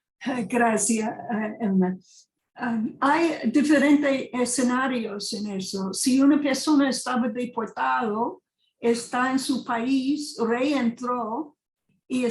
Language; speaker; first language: Spanish; non-native, fluent; English